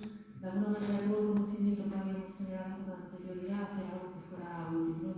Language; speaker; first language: Spanish; native; Spanish